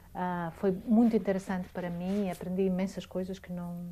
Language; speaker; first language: Portuguese; non-native, fluent; Greek